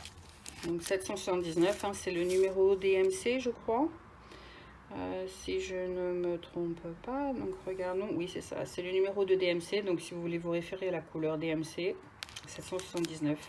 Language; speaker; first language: French; native; French